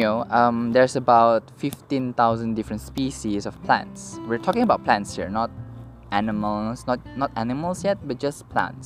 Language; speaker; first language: English; non-native, local second language; Malay